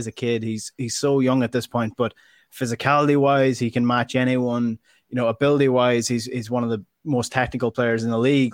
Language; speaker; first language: English; native; English